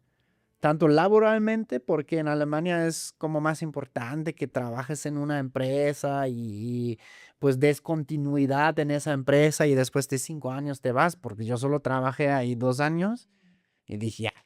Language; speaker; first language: Spanish; non-native, fluent; German